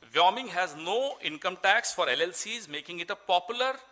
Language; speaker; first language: English; non-native, local second language; Hindi